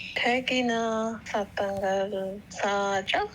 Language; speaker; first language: Korean; non-native, learner; English